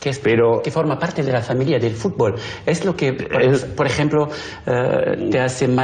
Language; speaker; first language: Spanish; non-native, learner; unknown